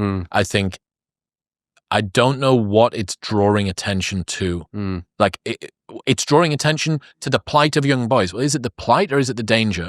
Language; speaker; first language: English; native; English